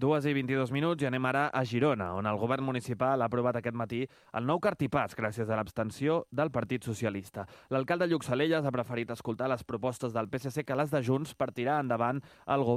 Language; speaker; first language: Catalan; native; Catalan